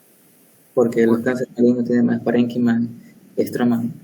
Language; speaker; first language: Spanish; native; Spanish